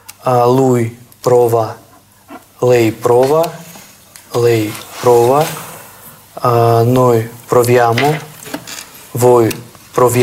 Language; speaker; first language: Italian; non-native, learner; Russian